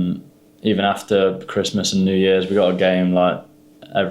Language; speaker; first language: English; native; English